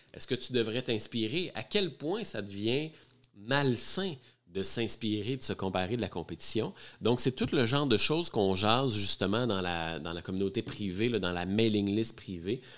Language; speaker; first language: French; native; French